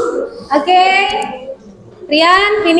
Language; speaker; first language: English; non-native, fluent; Indonesian